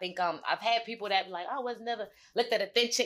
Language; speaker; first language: English; native; English